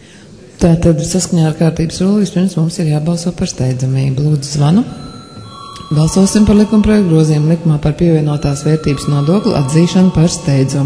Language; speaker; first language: Latvian; native; Latvian